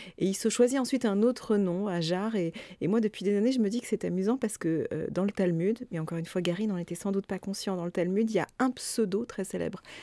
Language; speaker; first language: French; native; French